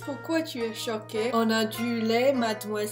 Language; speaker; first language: French; non-native, learner; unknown